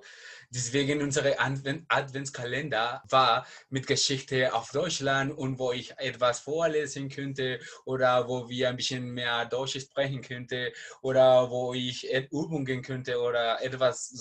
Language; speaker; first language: German; non-native, learner; Spanish